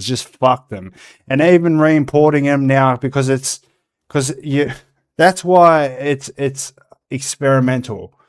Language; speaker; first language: English; native; English